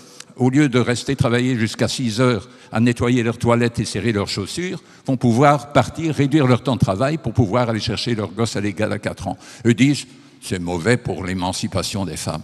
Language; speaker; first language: French; native; French